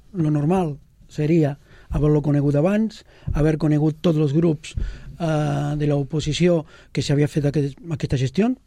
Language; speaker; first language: Catalan; non-native, local second language; Spanish